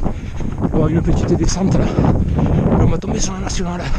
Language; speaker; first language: French; native; French